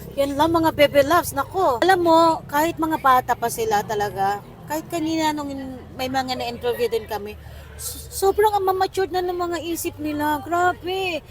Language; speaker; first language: Filipino; non-native, local second language; Waray